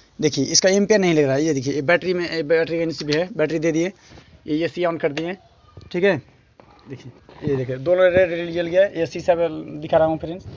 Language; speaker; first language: Hindi; non-native, local second language; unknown